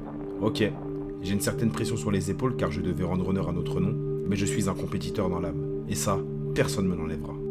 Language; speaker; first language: French; native; French